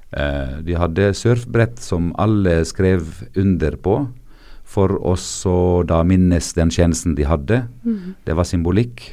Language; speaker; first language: Norwegian; non-native, fluent; Arabic